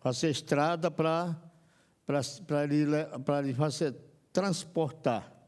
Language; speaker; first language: Portuguese; non-native, local second language; Yanomámi